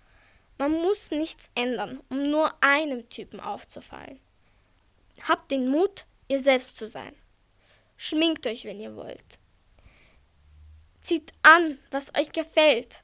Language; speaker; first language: German; early bilingual, other home language; Croatian